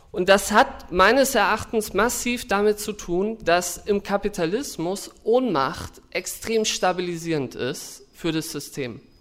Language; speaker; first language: German; native; German